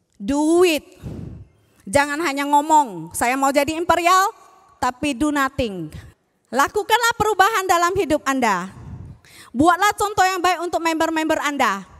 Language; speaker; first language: Indonesian; native; Indonesian